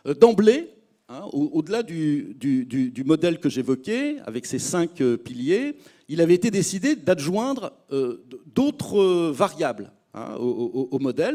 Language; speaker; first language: French; native; French